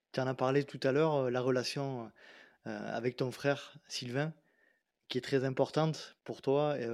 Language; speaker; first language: French; native; French